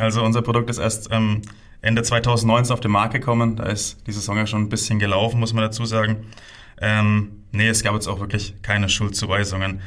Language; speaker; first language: German; native; German